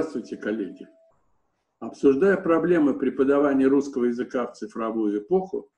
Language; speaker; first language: Russian; native; Russian